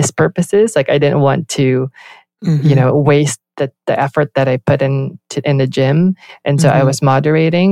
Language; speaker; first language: English; non-native, local second language; Filipino